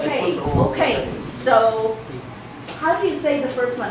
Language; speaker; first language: English; non-native, fluent; Chinese